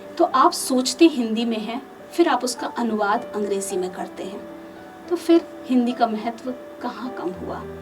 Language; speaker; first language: Hindi; native; Hindi